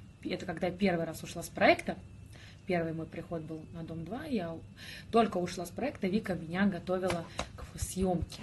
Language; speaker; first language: Russian; native; Russian